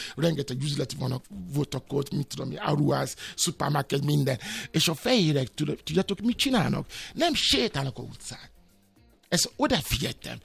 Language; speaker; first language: Hungarian; non-native, fluent; Yoruba